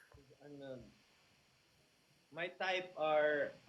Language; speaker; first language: English; non-native, local second language; Filipino